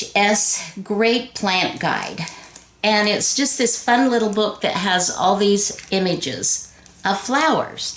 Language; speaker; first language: English; native; English